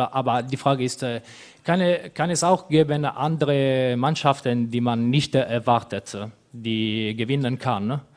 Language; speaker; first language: German; non-native, fluent; Italian